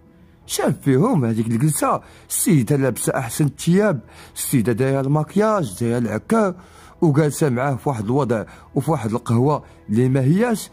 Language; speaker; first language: Arabic; native; Arabic